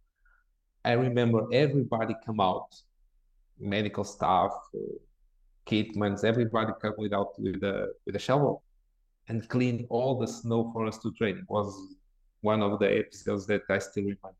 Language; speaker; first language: English; non-native, fluent; Portuguese